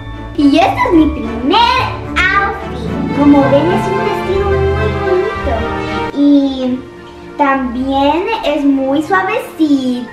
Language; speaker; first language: Spanish; early bilingual, other home language; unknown